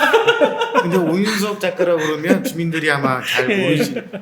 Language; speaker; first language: Korean; native; Korean